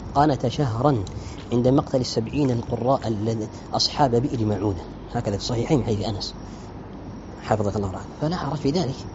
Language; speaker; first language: Arabic; non-native, fluent; Malay